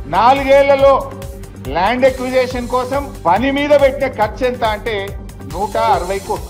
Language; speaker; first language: Telugu; native; Telugu